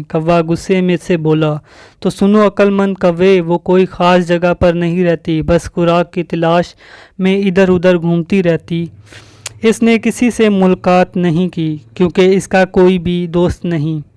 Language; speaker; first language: Urdu; native; Urdu